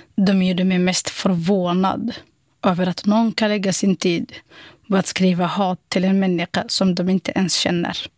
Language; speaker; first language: Swedish; non-native, fluent; Somali